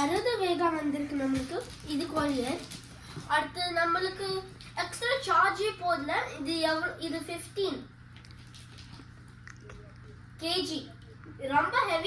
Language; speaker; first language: Tamil; early bilingual, heritage; Tamil